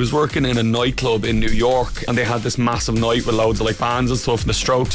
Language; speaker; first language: English; native; English